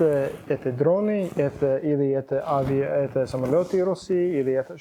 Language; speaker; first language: Russian; non-native, fluent; English